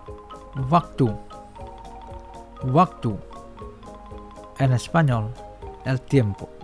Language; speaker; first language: Spanish; non-native, fluent; Indonesian